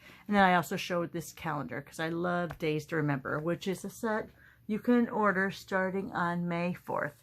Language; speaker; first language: English; native; English